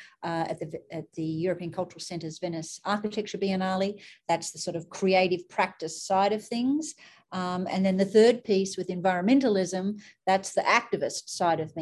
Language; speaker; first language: English; native; English